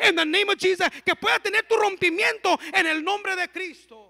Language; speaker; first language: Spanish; early bilingual, heritage; Spanish